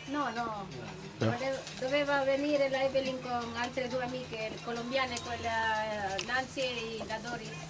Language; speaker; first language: Italian; non-native, fluent; Spanish